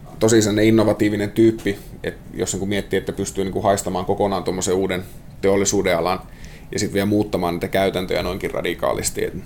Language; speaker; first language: Finnish; native; Finnish